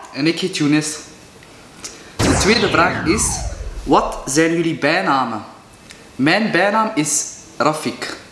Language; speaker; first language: Dutch; non-native, local second language; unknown